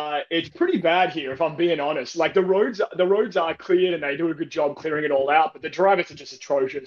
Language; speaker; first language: English; native; English